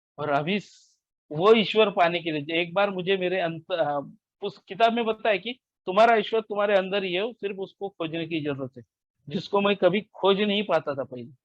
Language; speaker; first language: Hindi; non-native, local second language; Marathi